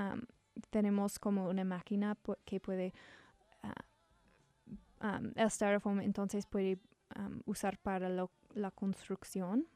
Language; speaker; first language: Spanish; non-native, learner; English